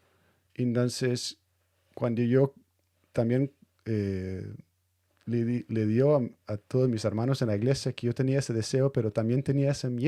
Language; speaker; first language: Spanish; non-native, fluent; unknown